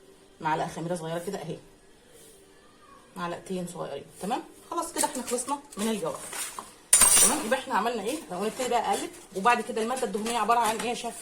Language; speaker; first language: Arabic; native; Arabic